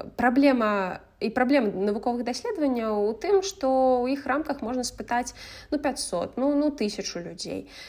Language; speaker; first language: Belarusian; non-native, local second language; Russian